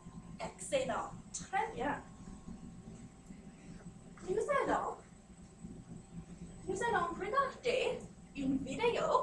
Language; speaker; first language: French; non-native, fluent; English